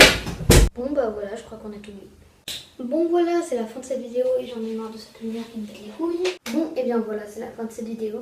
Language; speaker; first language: French; native; French